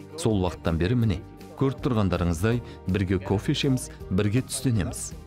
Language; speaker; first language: Kazakh; non-native, fluent; French